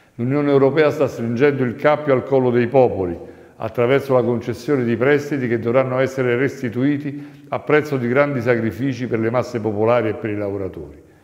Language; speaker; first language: Italian; native; Italian